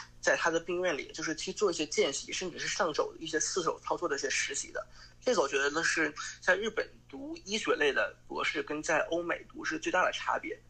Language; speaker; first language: Chinese; native; Chinese